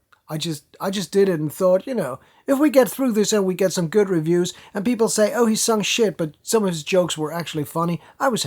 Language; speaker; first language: English; non-native, fluent; German